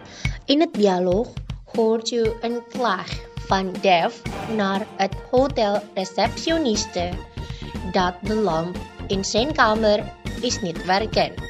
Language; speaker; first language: Dutch; non-native, learner; Indonesian